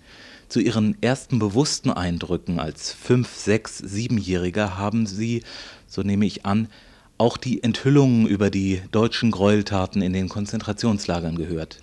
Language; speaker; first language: German; native; German